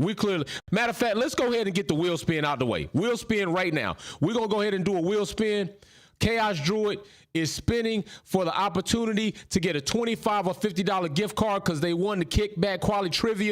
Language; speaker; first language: English; native; English